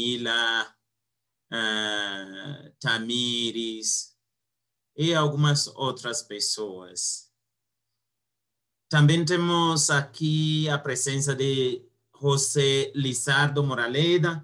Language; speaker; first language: Portuguese; non-native, fluent; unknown